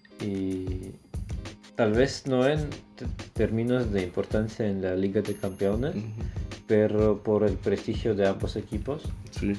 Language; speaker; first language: Spanish; non-native, learner; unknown